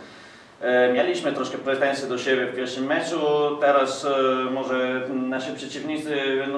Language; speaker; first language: Polish; non-native, fluent; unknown